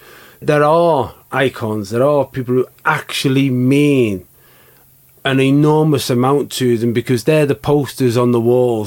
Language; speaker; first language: English; native; English